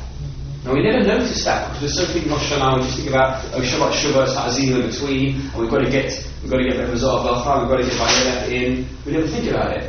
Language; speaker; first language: English; native; English